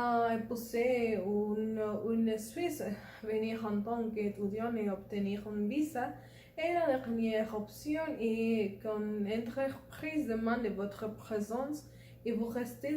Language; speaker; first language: French; non-native, learner; Spanish